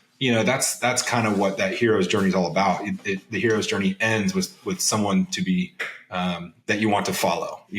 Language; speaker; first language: English; native; English